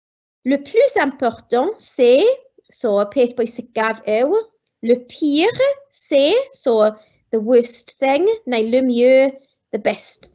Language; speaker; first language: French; non-native, fluent; Welsh